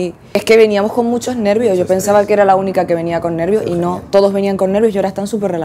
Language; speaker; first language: Spanish; native; Spanish